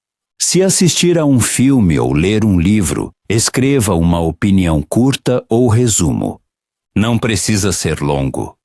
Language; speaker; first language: Portuguese; non-native, fluent; Polish